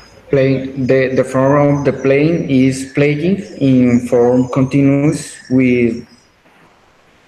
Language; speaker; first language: English; non-native, learner; Spanish